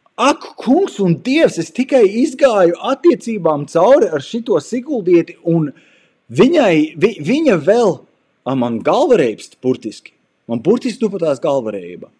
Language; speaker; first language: Latvian; early bilingual, heritage; Latvian